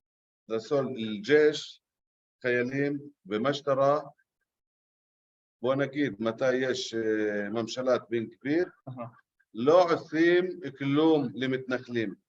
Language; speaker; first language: Hebrew; non-native, local second language; Arabic